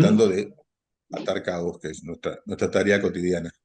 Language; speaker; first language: Spanish; native; Spanish